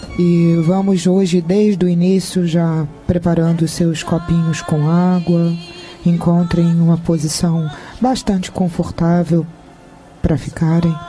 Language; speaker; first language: Portuguese; native; Portuguese